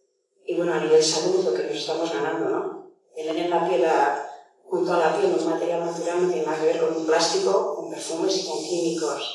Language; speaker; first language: Spanish; native; Spanish